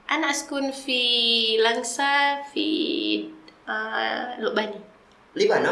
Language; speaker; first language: Arabic; non-native, learner; Indonesian